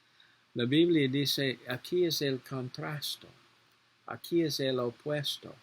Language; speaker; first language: Spanish; non-native, learner; English